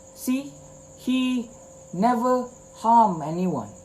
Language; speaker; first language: English; non-native, local second language; Malay